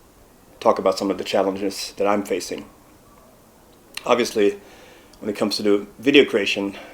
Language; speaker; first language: English; non-native, fluent; Swedish